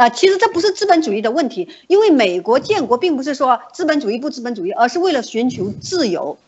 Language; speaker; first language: Chinese; native; Chinese